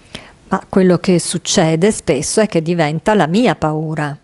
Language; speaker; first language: Italian; native; Italian